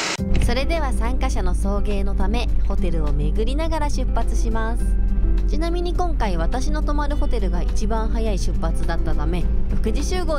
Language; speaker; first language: Japanese; native; Japanese